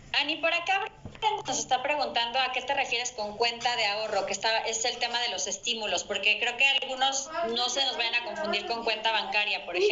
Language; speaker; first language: Spanish; native; Spanish